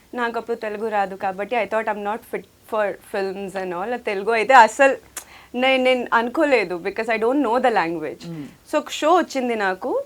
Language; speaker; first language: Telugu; non-native, local second language; Hindi